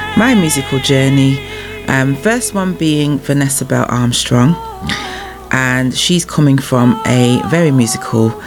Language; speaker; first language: English; native; English